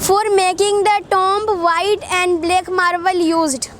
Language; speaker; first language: English; non-native, learner; Hindi